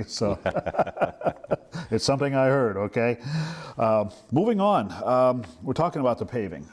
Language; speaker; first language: English; native; English